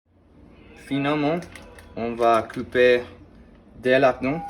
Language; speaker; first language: French; non-native, learner; Spanish